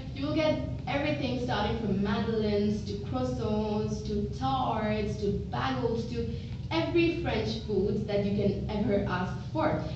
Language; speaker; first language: English; non-native, local second language; Bangla